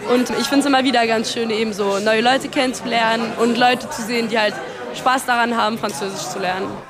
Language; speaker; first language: German; native; German